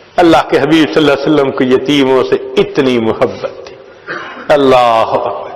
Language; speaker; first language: Urdu; non-native, local second language; Punjabi